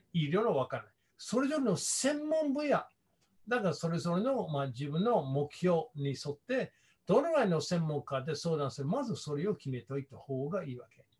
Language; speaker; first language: Japanese; non-native, fluent; English